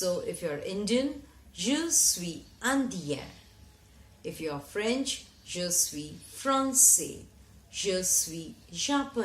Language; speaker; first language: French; non-native, fluent; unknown